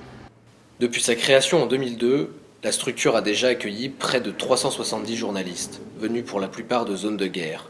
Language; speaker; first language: French; native; French